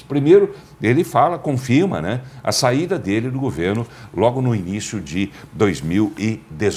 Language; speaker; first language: Portuguese; native; Portuguese